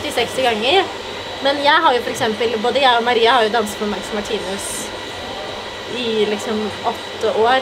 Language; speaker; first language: Swedish; native; Swedish